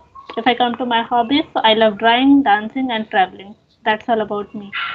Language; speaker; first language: English; non-native, local second language; Hindi